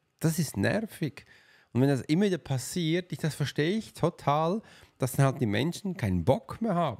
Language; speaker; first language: German; native; German